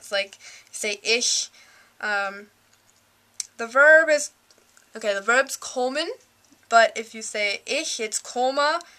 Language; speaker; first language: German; non-native, learner; English